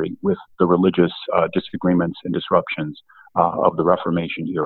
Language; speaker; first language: English; native; English